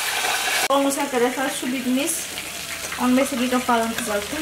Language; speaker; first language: Turkish; non-native, learner; Indonesian